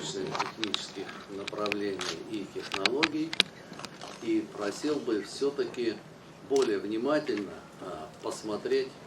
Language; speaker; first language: Russian; native; Russian